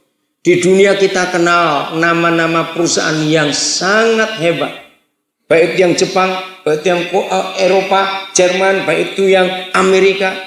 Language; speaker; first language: Indonesian; native; Indonesian